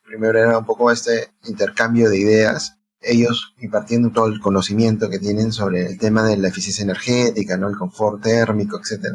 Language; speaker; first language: Spanish; native; Spanish